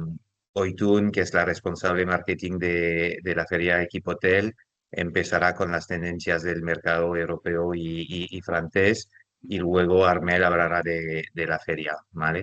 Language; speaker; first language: Spanish; non-native, fluent; French